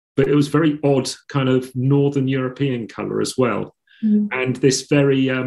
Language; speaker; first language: English; native; English